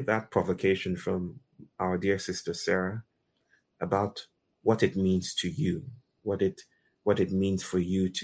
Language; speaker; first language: English; non-native, local second language; Yoruba